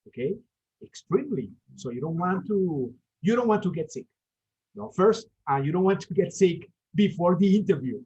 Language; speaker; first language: English; non-native, fluent; Spanish